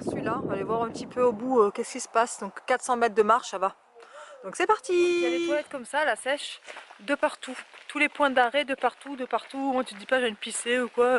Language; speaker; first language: French; native; French